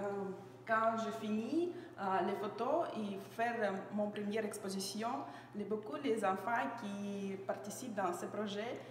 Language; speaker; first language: French; non-native, learner; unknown